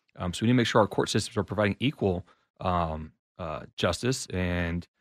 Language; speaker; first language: English; native; English